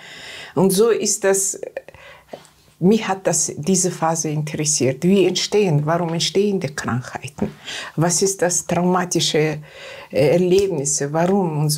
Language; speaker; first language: German; non-native, learner; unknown